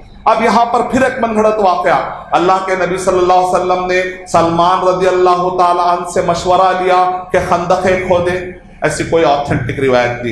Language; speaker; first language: Urdu; native; Urdu